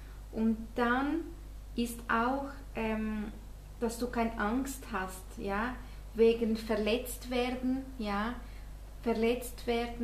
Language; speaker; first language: German; non-native, fluent; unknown